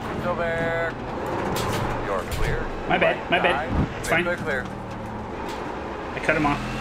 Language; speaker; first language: English; native; English